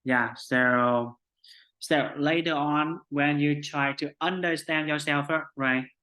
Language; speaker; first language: English; non-native, fluent; Vietnamese